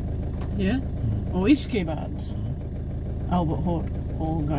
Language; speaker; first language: Hindi; non-native, learner; English